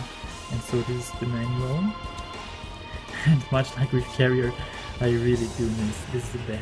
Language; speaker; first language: English; non-native, fluent; German